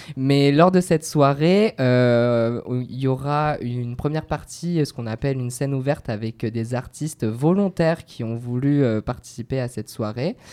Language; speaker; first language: French; native; French